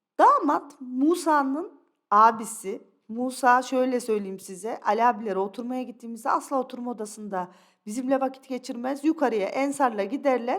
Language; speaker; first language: Turkish; early bilingual, other home language; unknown